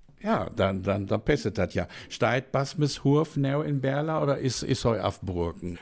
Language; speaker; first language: German; native; German